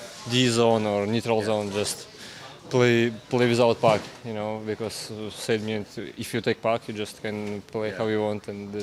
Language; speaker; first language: English; non-native, learner; Russian